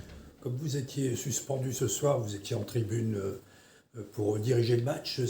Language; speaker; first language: French; native; French